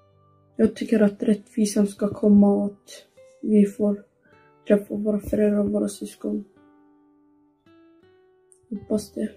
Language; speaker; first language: Swedish; early bilingual, other home language; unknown